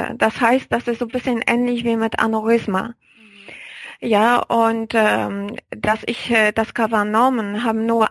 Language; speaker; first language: German; non-native, fluent; Polish